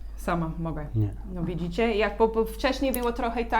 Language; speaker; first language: Polish; non-native, learner; English